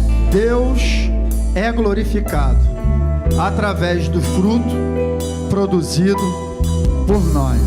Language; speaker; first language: Portuguese; native; Portuguese